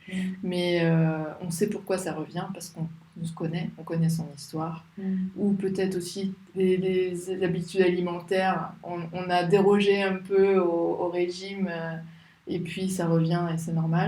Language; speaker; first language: French; native; French